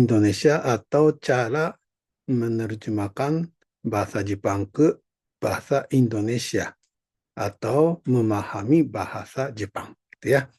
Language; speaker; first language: Indonesian; non-native, fluent; Japanese